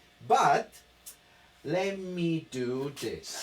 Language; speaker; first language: English; non-native, fluent; Italian